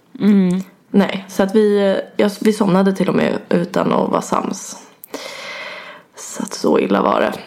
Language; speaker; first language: Swedish; native; Swedish